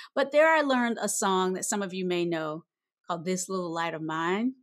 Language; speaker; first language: English; native; English